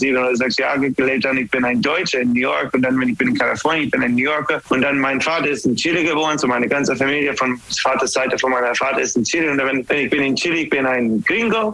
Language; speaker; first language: German; non-native, fluent; English